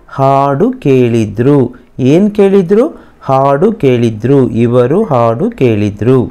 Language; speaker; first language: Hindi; non-native, local second language; Kannada